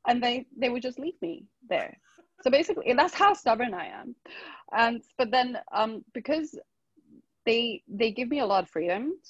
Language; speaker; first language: English; non-native, local second language; Chinese